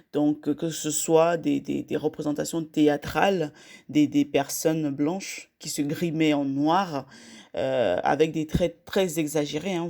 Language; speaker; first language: French; native; French